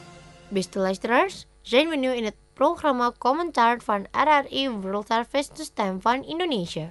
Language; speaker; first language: Dutch; non-native, fluent; Indonesian